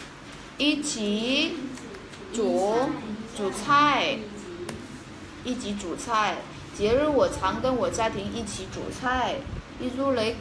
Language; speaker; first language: Chinese; non-native, fluent; Vietnamese